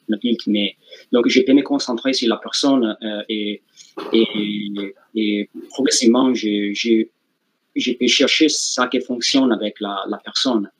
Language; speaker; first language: French; non-native, fluent; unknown